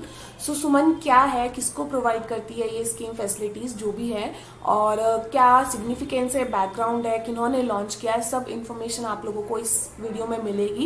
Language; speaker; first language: Hindi; native; Hindi